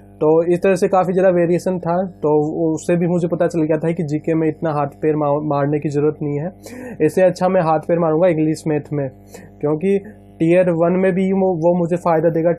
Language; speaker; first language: Hindi; native; Hindi